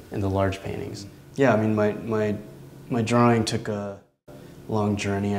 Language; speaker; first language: English; native; English